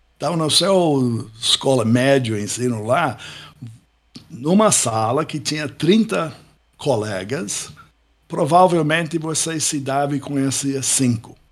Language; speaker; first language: Portuguese; non-native, fluent; English